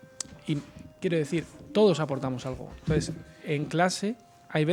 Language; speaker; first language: Spanish; native; Spanish